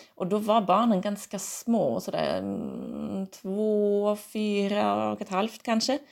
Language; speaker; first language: Swedish; non-native, fluent; German